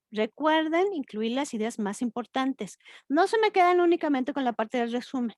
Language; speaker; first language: Spanish; native; Spanish